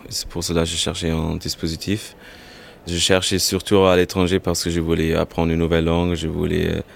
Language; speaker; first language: French; non-native, fluent; German